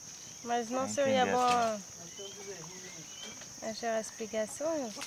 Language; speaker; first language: Portuguese; non-native, fluent; French